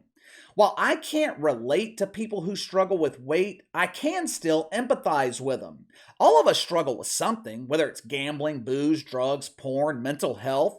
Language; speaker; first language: English; native; English